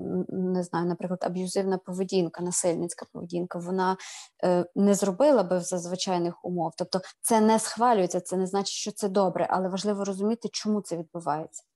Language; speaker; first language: Ukrainian; native; Ukrainian